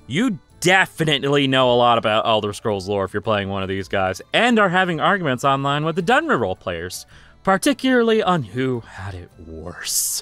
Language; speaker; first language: English; native; English